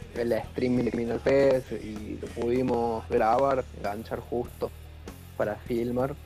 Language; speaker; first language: Spanish; native; Spanish